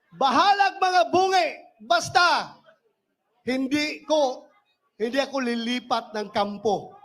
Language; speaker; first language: Filipino; non-native, local second language; Cebuano